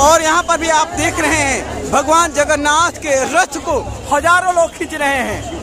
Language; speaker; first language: Hindi; native; Hindi